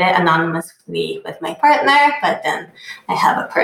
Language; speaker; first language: English; non-native, fluent; Japanese